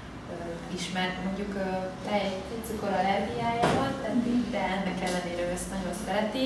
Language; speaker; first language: Hungarian; native; Hungarian